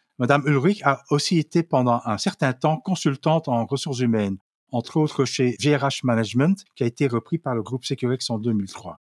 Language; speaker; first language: French; non-native, local second language; Dutch